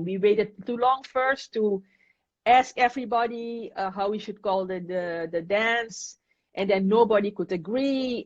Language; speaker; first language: English; non-native, fluent; Dutch